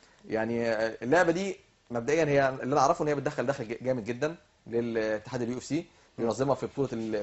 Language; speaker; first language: Arabic; native; Arabic